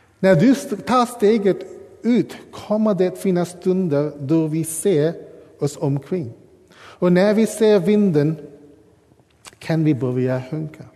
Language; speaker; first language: Swedish; non-native, fluent; English